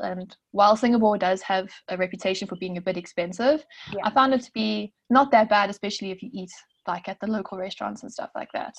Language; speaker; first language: English; native; English